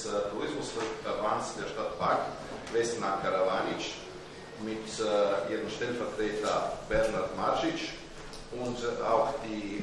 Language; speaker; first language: German; non-native, fluent; Croatian